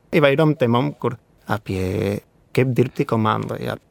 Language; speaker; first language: Lithuanian; non-native, fluent; Spanish